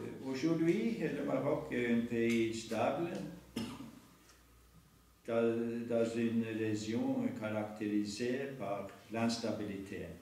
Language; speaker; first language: French; non-native, fluent; Norwegian